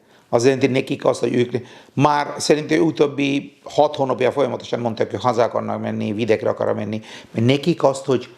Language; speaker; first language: Hungarian; non-native, fluent; Bangla